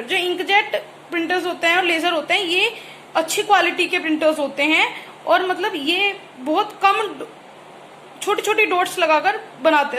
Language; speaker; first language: Hindi; native; Hindi